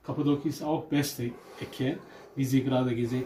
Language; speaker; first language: German; non-native, fluent; Turkish